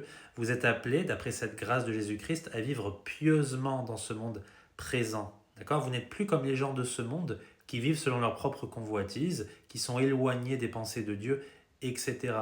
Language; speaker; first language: French; native; French